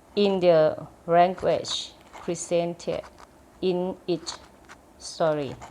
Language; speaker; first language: English; non-native, learner; Thai